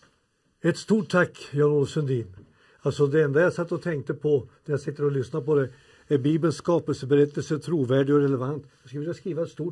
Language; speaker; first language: Swedish; native; Swedish